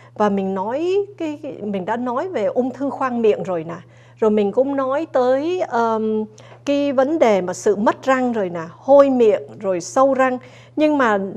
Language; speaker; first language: Vietnamese; early bilingual, other home language; English